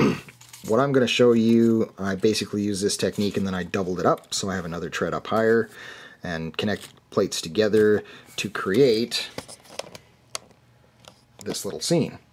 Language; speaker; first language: English; native; English